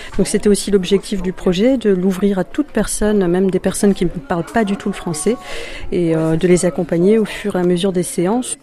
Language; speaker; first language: French; native; French